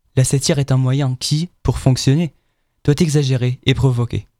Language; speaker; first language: French; non-native, fluent; German